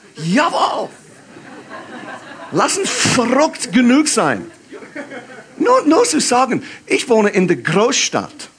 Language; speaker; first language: German; non-native, fluent; English